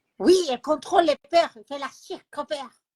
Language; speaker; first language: French; non-native, fluent; Spanish